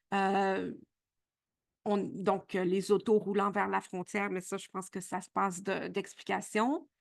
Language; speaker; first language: French; native; French